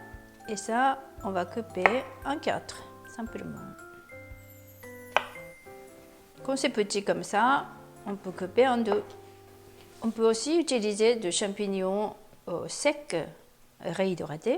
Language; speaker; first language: French; non-native, fluent; Japanese